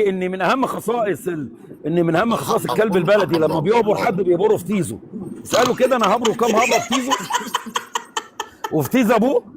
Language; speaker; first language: Arabic; native; Arabic